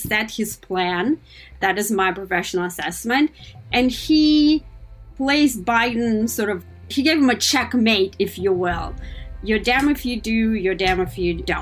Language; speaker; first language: English; non-native, fluent; Kazakh